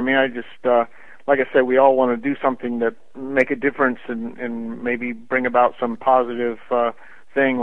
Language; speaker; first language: English; native; English